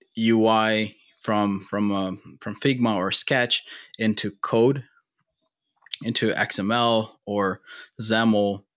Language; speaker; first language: English; non-native, fluent; Portuguese